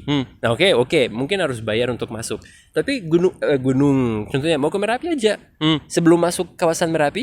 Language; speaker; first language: Indonesian; non-native, fluent; French